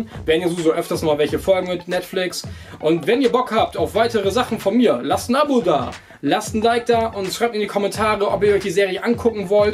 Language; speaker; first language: German; native; German